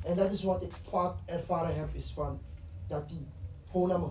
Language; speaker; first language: Dutch; non-native, fluent; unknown